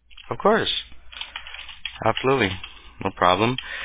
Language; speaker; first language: English; early bilingual, other home language; Spanish